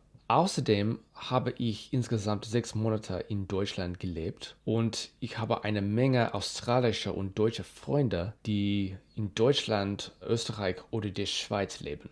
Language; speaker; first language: German; non-native, fluent; English